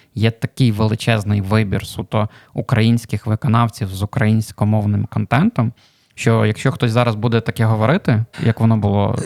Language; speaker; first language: Ukrainian; native; Ukrainian